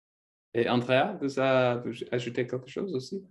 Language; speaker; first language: French; non-native, fluent; English